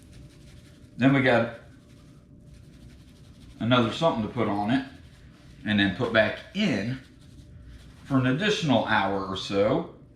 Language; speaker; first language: English; native; English